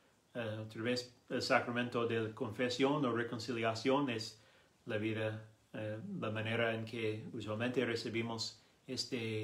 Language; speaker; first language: Spanish; non-native, learner; English